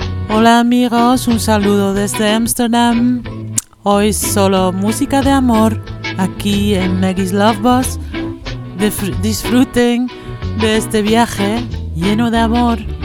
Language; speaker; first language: Spanish; non-native, learner; Dutch